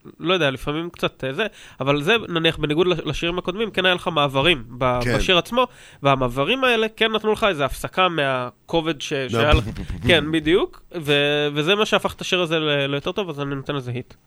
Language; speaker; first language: Hebrew; native; Hebrew